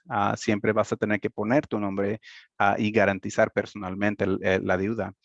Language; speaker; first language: Spanish; early bilingual, heritage; Spanish